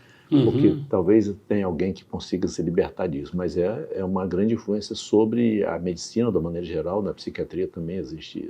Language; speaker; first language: Portuguese; native; Portuguese